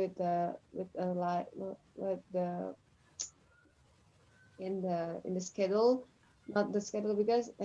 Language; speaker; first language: English; non-native, learner; Indonesian